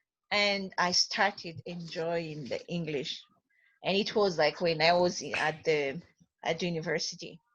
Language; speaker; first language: English; non-native, fluent; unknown